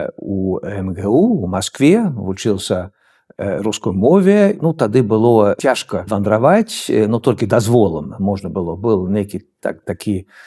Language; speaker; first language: Belarusian; non-native, learner; Swedish